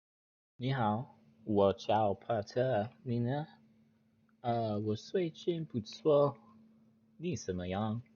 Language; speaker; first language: Chinese; non-native, learner; English